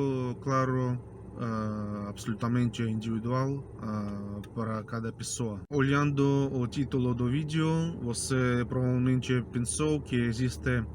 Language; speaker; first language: Portuguese; non-native, fluent; Russian